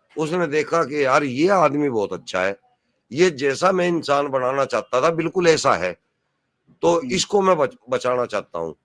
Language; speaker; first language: Urdu; native; Urdu